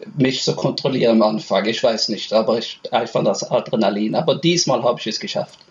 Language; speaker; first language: German; non-native, fluent; Norwegian